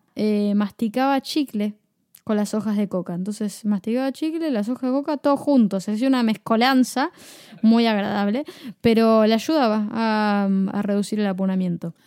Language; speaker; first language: Spanish; native; Spanish